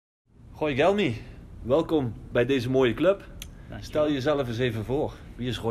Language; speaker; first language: Dutch; native; Dutch